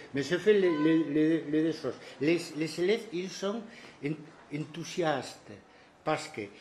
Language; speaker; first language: French; non-native, fluent; Spanish